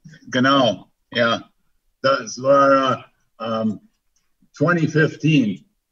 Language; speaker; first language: German; non-native, learner; English